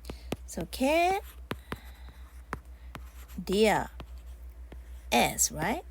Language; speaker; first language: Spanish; non-native, learner; Japanese